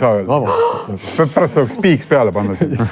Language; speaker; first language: Estonian; native; Estonian